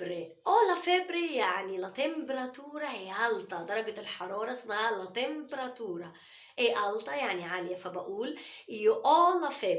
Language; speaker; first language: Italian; non-native, fluent; Arabic